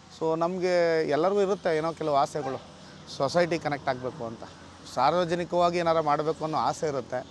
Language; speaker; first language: Kannada; native; Kannada